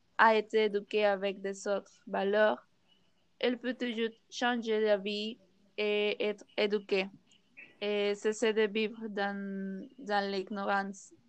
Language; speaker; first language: French; non-native, learner; Spanish